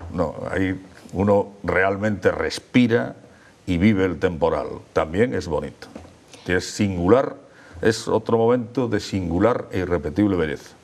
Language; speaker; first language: Spanish; native; Spanish